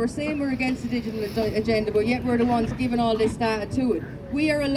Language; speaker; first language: English; native; English